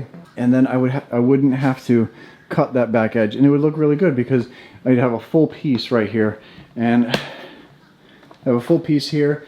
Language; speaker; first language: English; native; English